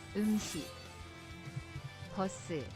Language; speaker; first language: Korean; non-native, learner; English